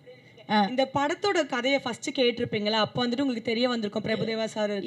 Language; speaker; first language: Tamil; native; Tamil